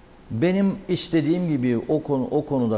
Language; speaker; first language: Turkish; native; Turkish